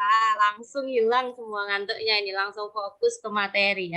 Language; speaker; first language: Indonesian; native; Indonesian